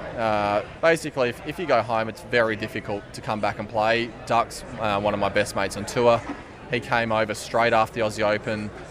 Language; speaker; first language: English; native; English